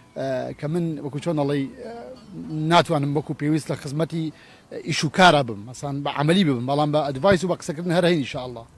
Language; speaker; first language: Central Kurdish; non-native, local second language; Gurani